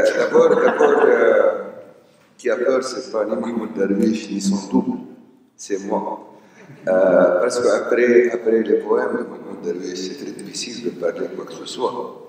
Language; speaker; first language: French; non-native, local second language; Arabic